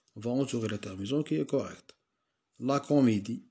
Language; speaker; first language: French; non-native, local second language; Arabic